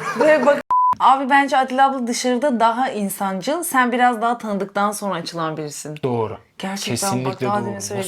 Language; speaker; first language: Turkish; native; Turkish